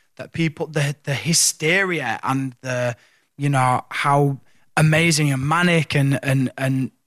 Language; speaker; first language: English; native; English